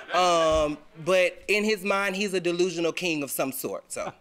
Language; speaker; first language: English; native; English